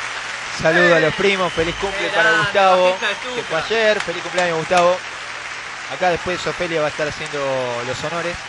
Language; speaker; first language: Spanish; native; Spanish